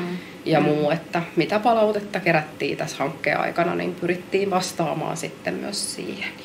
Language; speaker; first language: Finnish; native; Finnish